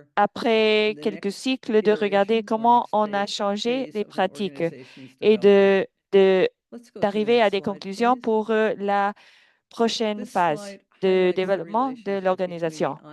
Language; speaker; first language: French; non-native, fluent; English